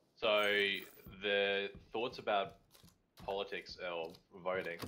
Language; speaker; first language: English; native; English